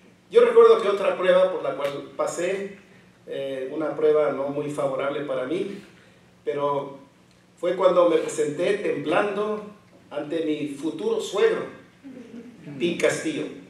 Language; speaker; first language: Spanish; native; Spanish